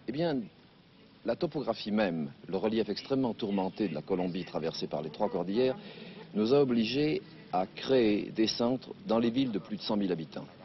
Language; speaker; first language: French; native; French